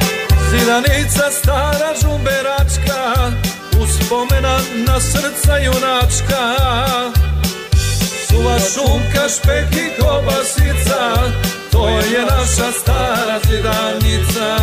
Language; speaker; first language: Serbian; native; Serbian